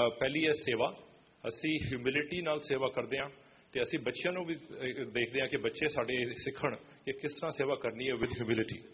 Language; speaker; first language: Punjabi; early bilingual, other home language; English